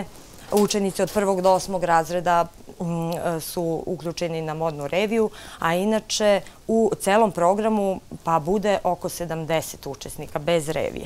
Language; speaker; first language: Serbian; native; Serbian